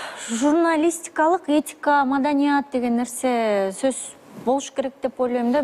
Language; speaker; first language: Kyrgyz; native; Kyrgyz